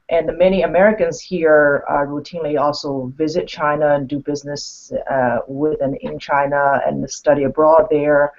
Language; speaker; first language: English; non-native, fluent; Chinese